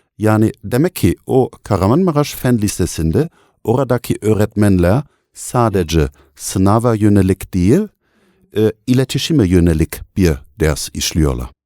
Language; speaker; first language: Turkish; non-native, fluent; German